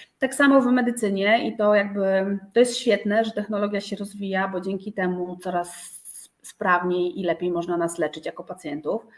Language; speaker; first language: Polish; native; Polish